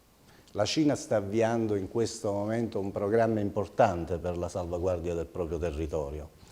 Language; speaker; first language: Italian; native; Italian